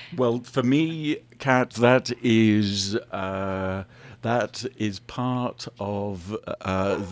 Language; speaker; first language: English; native; English